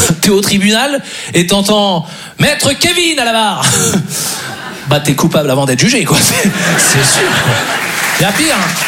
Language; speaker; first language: French; native; French